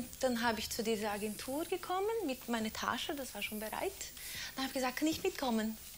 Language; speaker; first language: German; non-native, fluent; Portuguese